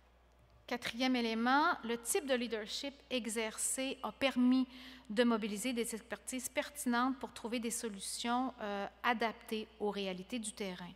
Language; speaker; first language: French; native; French